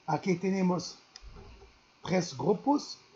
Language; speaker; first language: Spanish; non-native, learner; Arabic